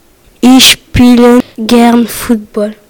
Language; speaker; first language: German; non-native, learner; French